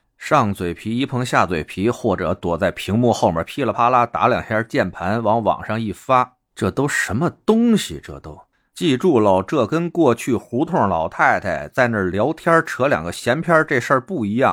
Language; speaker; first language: Chinese; native; Chinese